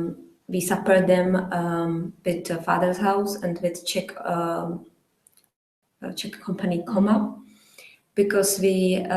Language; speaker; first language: English; non-native, fluent; Czech